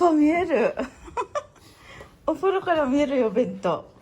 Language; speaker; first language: Japanese; non-native, fluent; Cebuano